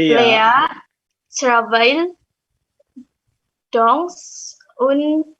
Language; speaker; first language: French; non-native, learner; Indonesian